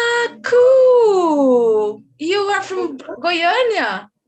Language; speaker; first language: English; non-native, learner; Portuguese